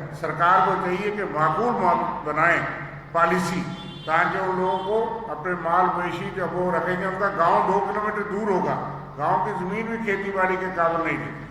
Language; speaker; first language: Urdu; non-native, local second language; Dogri